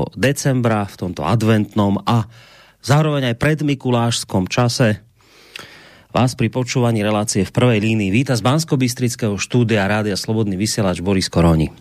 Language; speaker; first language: Slovak; native; Slovak